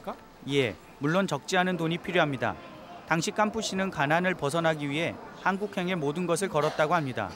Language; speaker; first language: Korean; native; Korean